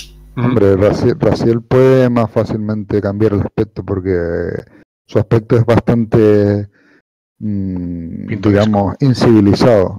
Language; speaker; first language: Spanish; native; Spanish